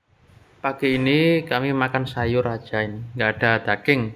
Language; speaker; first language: Indonesian; non-native, local second language; Javanese